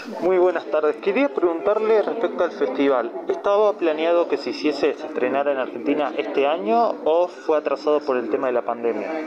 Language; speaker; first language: Spanish; native; Spanish